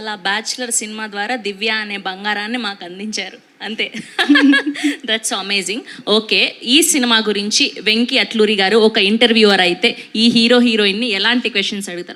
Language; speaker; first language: Telugu; native; Telugu